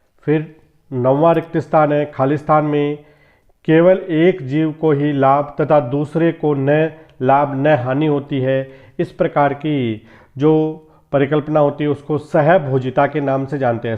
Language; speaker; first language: Hindi; native; Hindi